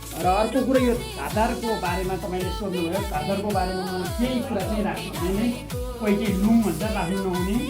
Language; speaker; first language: Nepali; non-native, local second language; Eastern Tamang